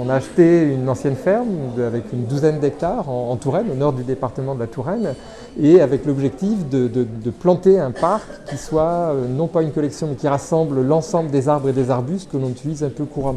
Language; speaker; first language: French; native; French